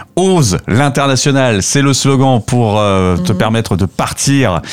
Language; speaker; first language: French; native; French